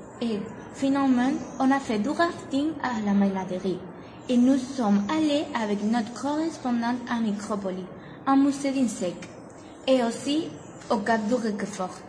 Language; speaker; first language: French; non-native, learner; Catalan